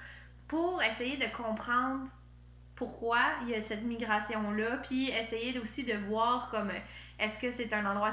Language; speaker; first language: French; native; French